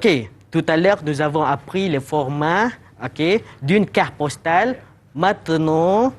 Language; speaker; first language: French; non-native, fluent; Malay